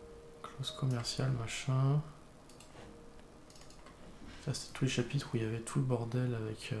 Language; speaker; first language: French; native; French